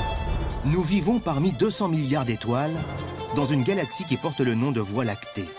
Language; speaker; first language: French; native; French